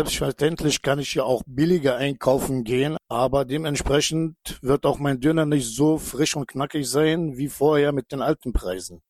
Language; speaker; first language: German; non-native, fluent; Turkish